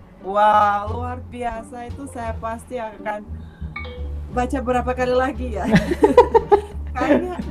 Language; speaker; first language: Indonesian; non-native, fluent; Russian